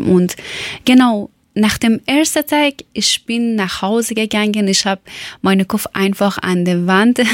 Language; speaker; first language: German; non-native, fluent; Persian